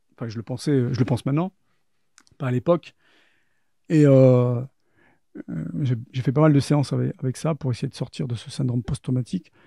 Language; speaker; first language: French; native; French